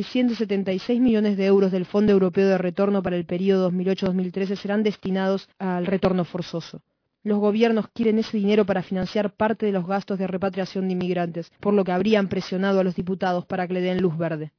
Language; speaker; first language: Spanish; native; Spanish